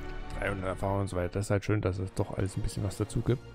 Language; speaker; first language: German; native; German